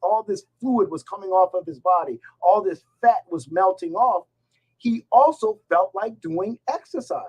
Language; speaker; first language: English; native; English